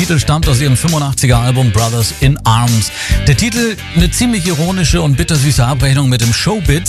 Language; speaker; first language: German; native; German